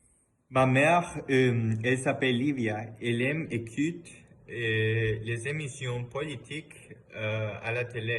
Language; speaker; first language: French; non-native, learner; Spanish